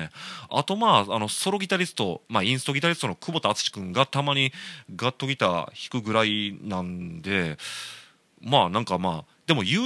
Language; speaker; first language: Japanese; native; Japanese